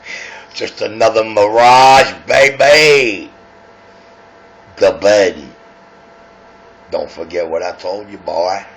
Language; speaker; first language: English; native; English